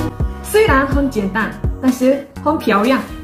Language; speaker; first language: Chinese; non-native, learner; Korean